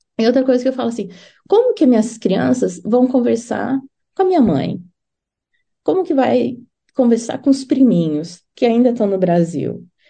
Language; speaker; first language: Portuguese; native; Portuguese